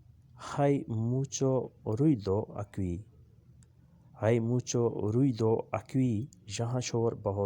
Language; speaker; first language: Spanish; non-native, learner; Urdu